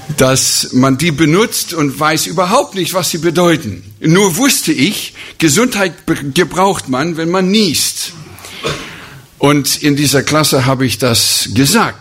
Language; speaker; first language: German; non-native, fluent; English